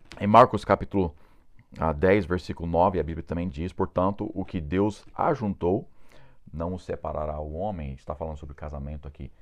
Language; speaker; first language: Portuguese; non-native, fluent; English